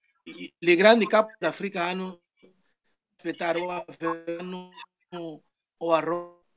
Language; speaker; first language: Italian; non-native, learner; Portuguese